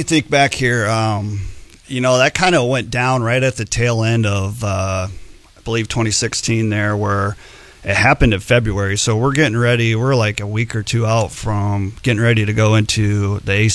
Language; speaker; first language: English; native; English